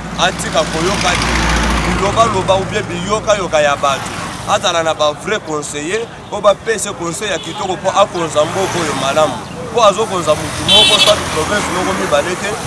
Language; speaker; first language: Lingala; native; Lingala